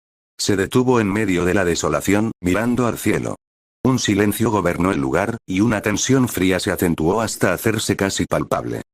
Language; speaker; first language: Spanish; native; Spanish